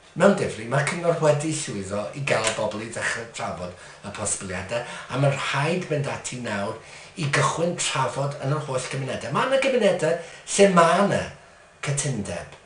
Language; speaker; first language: Welsh; native; Welsh